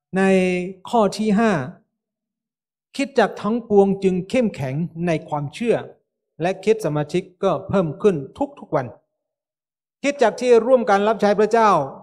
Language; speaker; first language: Thai; native; Thai